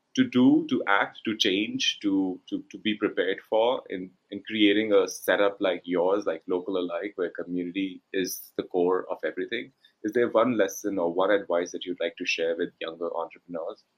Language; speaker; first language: English; non-native, local second language; Hindi